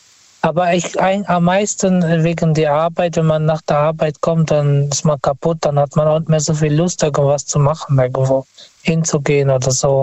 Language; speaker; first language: German; non-native, fluent; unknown